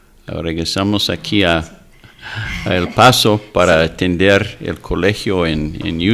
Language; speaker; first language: Spanish; non-native, fluent; English